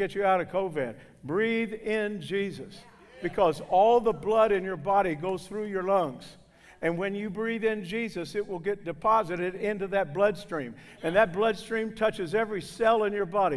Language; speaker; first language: English; native; English